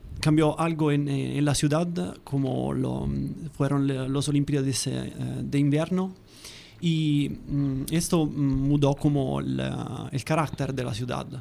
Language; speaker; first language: Spanish; non-native, fluent; Italian